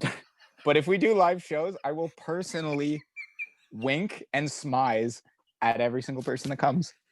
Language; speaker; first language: English; native; English